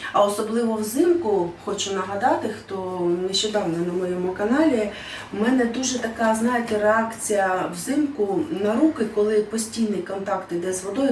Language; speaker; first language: Ukrainian; non-native, local second language; Russian